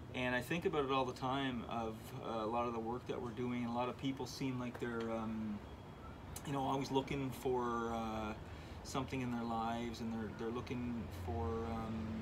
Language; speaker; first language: English; native; English